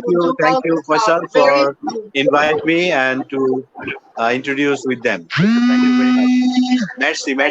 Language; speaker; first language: English; non-native, local second language; Bangla